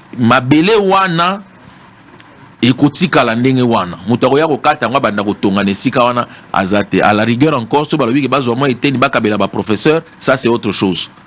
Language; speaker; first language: Lingala; native; Lingala